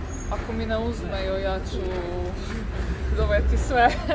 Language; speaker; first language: Serbian; non-native, learner; Slovenian